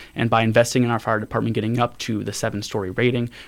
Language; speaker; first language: English; native; English